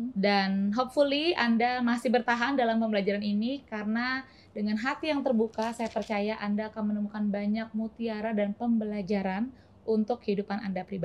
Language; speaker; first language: Indonesian; native; Indonesian